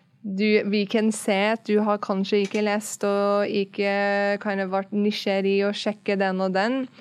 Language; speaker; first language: Norwegian; non-native, fluent; English